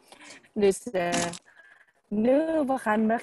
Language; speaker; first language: Dutch; non-native, learner; Indonesian